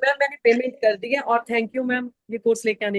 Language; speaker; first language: Hindi; native; Hindi